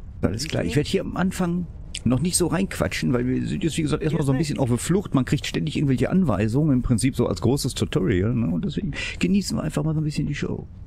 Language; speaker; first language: German; native; German